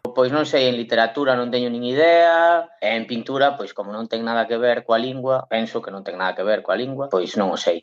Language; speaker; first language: Galician; non-native, local second language; Spanish